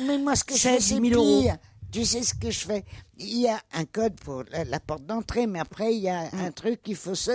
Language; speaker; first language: French; native; French